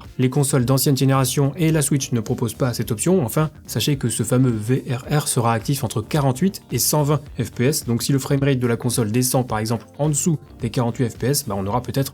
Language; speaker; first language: French; native; French